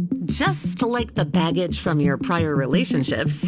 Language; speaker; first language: English; native; English